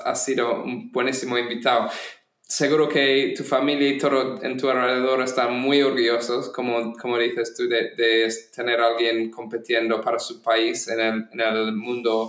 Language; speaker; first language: Spanish; non-native, fluent; English